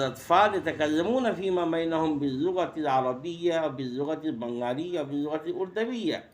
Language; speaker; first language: Arabic; non-native, fluent; Bangla